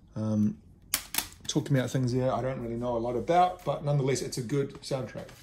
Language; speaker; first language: English; native; English